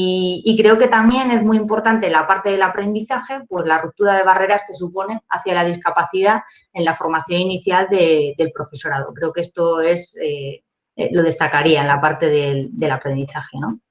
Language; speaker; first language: Spanish; native; Spanish